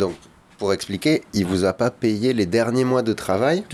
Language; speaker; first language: French; native; French